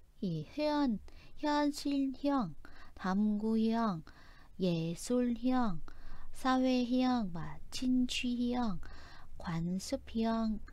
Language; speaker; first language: Korean; non-native, fluent; Vietnamese